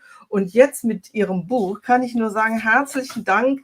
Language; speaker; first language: German; native; German